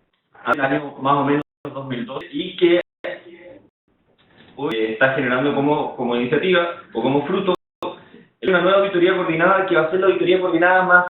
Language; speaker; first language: Spanish; native; Spanish